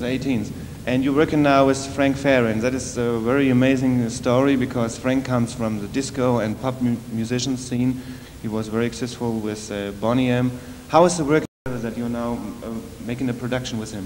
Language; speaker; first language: English; non-native, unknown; German